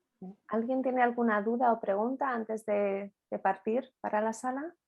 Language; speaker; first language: Spanish; native; Spanish